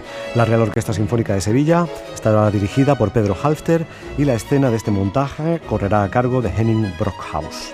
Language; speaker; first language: Spanish; native; Spanish